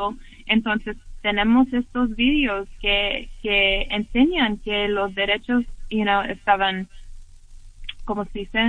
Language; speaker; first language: Spanish; early bilingual, heritage; English